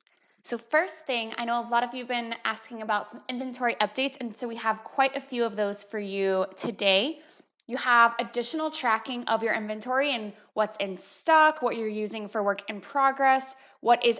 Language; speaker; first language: English; native; English